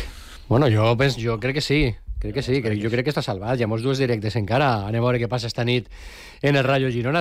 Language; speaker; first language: Catalan; native; Catalan